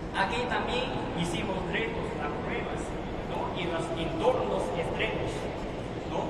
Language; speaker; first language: Spanish; non-native, fluent; Chinese